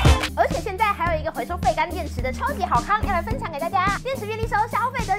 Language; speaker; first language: Chinese; native; Chinese